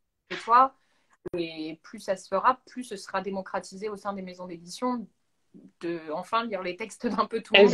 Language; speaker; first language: French; native; French